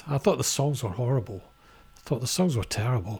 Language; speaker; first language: English; native; English